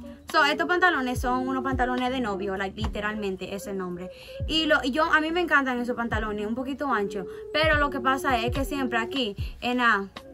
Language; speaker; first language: Spanish; early bilingual, heritage; Spanish